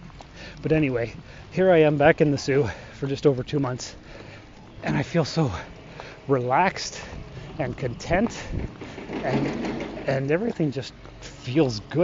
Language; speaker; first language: English; native; English